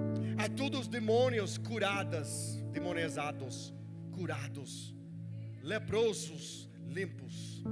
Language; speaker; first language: Portuguese; non-native, learner; English